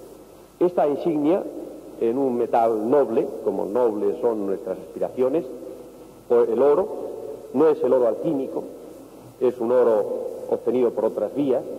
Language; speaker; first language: Spanish; native; Spanish